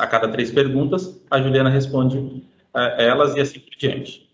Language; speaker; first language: Portuguese; native; Portuguese